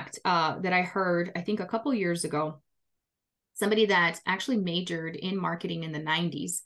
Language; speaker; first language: English; non-native, fluent; Portuguese